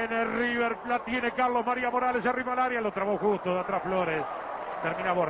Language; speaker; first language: Spanish; native; Spanish